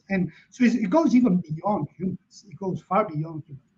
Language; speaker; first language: English; non-native, fluent; Catalan